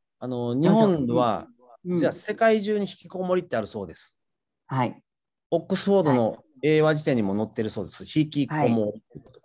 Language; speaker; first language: Japanese; native; Japanese